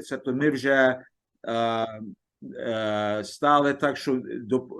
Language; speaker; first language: Ukrainian; early bilingual, heritage; Ukrainian